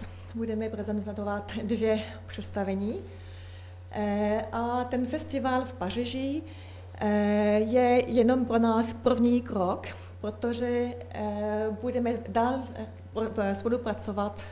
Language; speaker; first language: Czech; non-native, learner; French